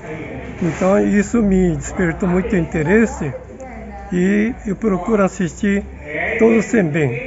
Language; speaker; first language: Portuguese; non-native, fluent; Japanese